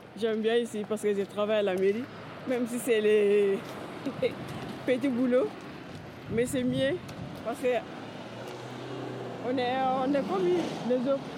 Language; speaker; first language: French; non-native, learner; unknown